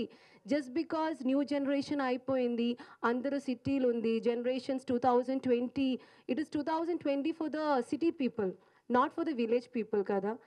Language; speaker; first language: Telugu; non-native, learner; Malayalam